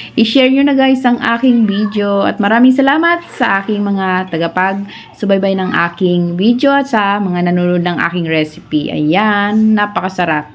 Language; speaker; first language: Filipino; non-native, local second language; Bikol